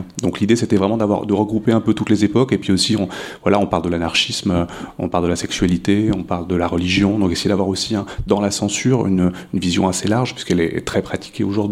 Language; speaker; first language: French; native; French